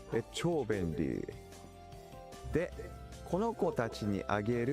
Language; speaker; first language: Japanese; native; Japanese